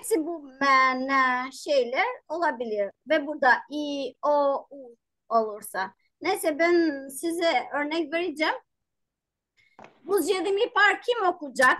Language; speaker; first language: Turkish; non-native, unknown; Albanian